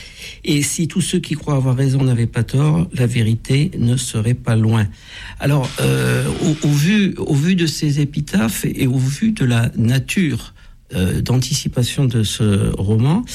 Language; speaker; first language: French; native; French